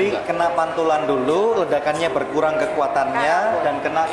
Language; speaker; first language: Indonesian; native; Indonesian